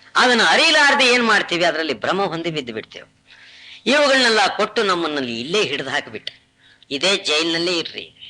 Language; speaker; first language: Kannada; non-native, local second language; Telugu